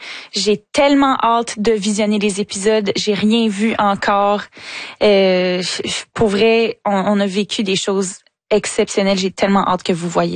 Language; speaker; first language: French; native; French